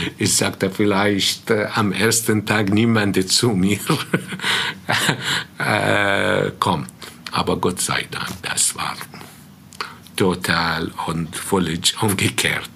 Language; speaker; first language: German; non-native, fluent; Arabic